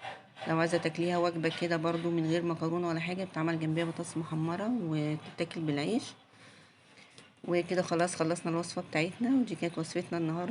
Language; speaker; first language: Arabic; native; Arabic